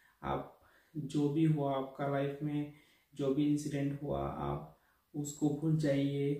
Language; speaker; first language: Hindi; non-native, local second language; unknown